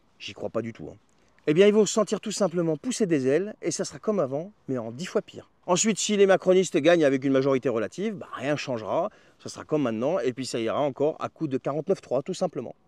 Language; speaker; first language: French; native; French